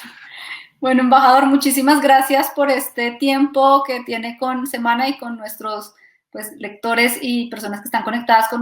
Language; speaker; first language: Spanish; native; Spanish